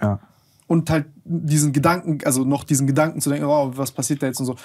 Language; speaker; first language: German; native; German